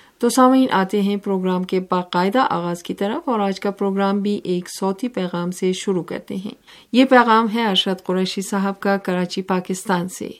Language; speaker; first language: Urdu; native; Urdu